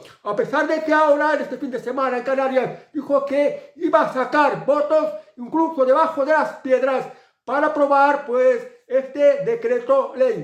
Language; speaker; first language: Spanish; native; Spanish